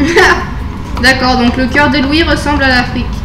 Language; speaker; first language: French; native; French